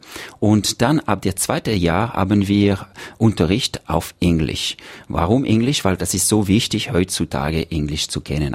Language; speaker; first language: German; non-native, local second language; French